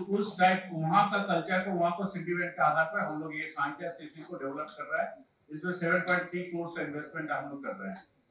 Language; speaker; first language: Hindi; native; Hindi